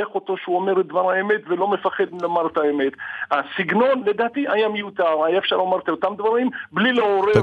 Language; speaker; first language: Hebrew; early bilingual, other home language; Arabic